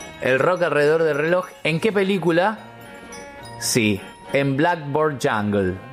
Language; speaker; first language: Spanish; native; Spanish